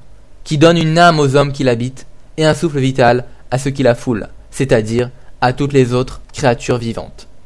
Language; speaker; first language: French; native; French